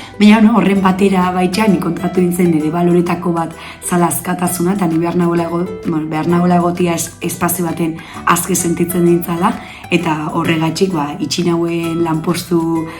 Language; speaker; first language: Basque; native; Basque